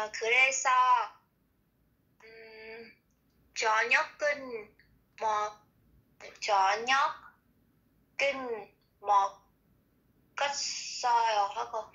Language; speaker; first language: Korean; non-native, learner; Vietnamese